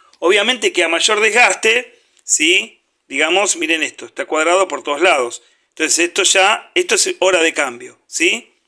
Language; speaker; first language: Spanish; native; Spanish